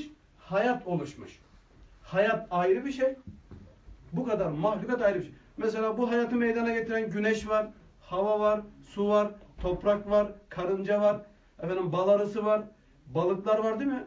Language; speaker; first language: Turkish; native; Turkish